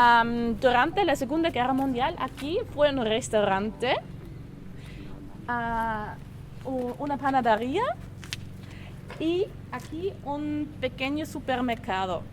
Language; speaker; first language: Spanish; non-native, learner; German